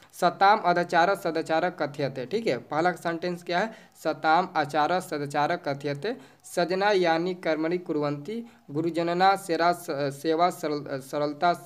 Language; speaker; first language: Hindi; native; Hindi